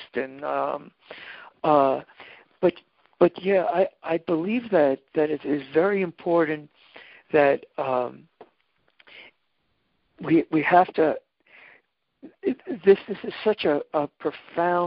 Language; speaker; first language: English; native; English